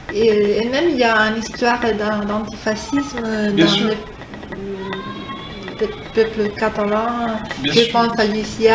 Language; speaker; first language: French; non-native, fluent; Italian